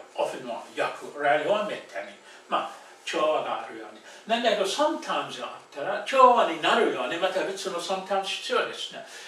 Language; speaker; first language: Japanese; non-native, fluent; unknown